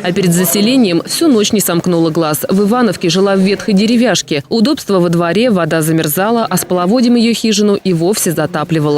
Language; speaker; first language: Russian; native; Russian